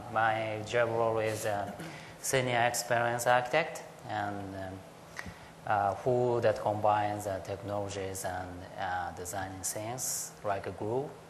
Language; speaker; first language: English; non-native, learner; Japanese